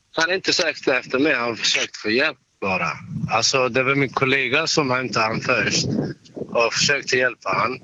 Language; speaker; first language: Swedish; non-native, fluent; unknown